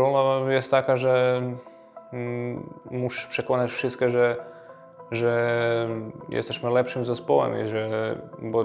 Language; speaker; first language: Polish; non-native, fluent; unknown